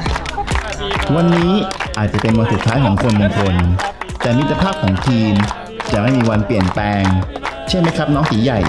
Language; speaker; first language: Thai; native; Thai